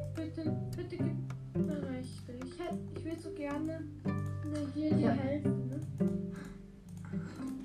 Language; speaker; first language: German; native; German